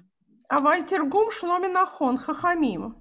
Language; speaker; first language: Hebrew; non-native, fluent; Russian